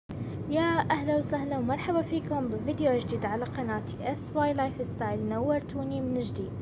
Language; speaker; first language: Arabic; native; Arabic